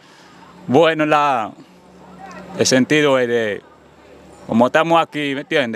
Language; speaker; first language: Spanish; non-native, fluent; Haitian Creole